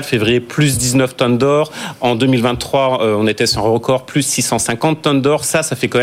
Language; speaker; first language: French; native; French